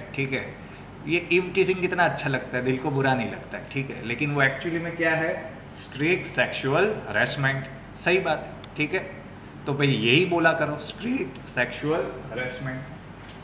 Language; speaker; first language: Hindi; non-native, local second language; Gujarati